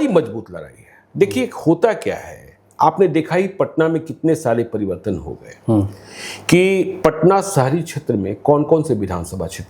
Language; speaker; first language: Hindi; native; Hindi